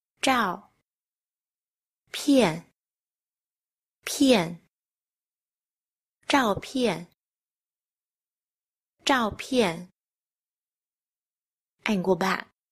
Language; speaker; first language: Chinese; non-native, fluent; Vietnamese